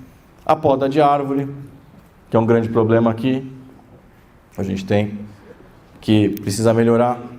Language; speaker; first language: Portuguese; native; Portuguese